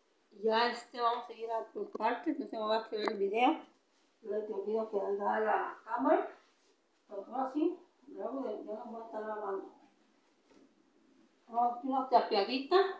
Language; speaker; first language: Spanish; native; Spanish